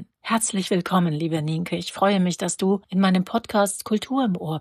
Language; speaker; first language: German; native; German